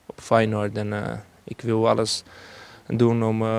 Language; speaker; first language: Dutch; non-native, fluent; Portuguese